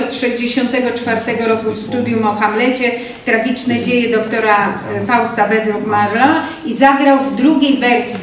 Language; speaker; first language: Polish; native; Polish